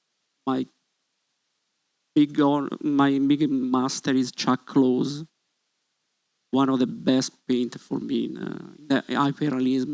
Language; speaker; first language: English; non-native, learner; Italian